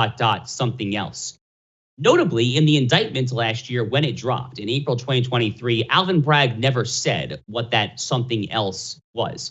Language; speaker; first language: English; native; English